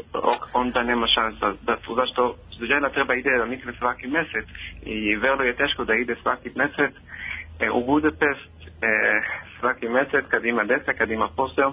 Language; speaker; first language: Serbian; non-native, learner; Hebrew